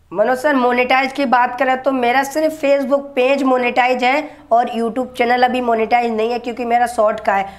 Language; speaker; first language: Hindi; native; Hindi